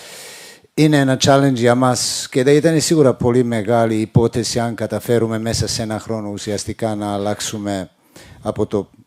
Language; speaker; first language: Greek; non-native, fluent; Serbian